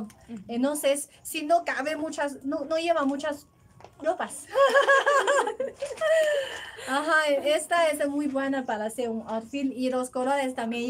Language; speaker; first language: Spanish; non-native, learner; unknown